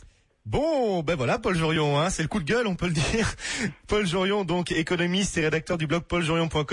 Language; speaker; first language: French; native; French